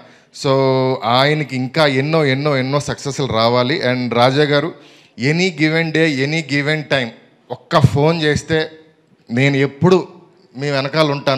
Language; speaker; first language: Telugu; native; Telugu